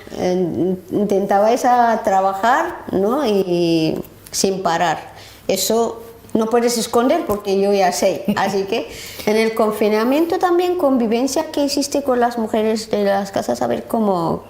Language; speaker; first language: Spanish; non-native, learner; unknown